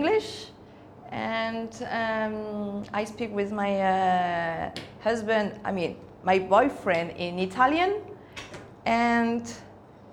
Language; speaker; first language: English; non-native, fluent; Spanish